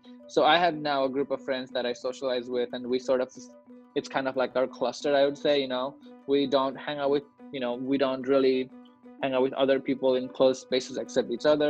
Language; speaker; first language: English; non-native, local second language; Nepali